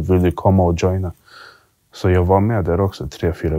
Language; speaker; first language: Swedish; early bilingual, other home language; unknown